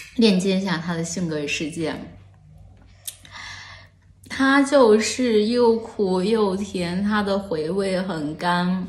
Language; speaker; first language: Chinese; native; Chinese